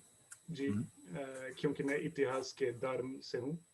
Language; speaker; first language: Hindi; non-native, learner; Swedish